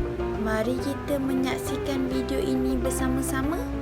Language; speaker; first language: Malay; native; Malay